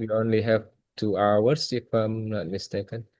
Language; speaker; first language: English; non-native, fluent; Indonesian